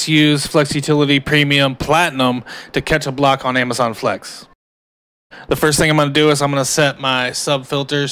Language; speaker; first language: English; native; English